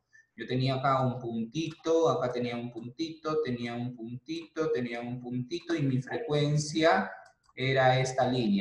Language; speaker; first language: Spanish; native; Spanish